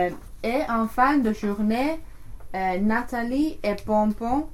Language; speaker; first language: French; non-native, learner; English